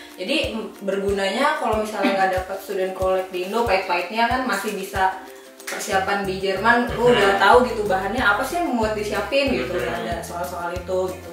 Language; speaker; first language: Indonesian; native; Indonesian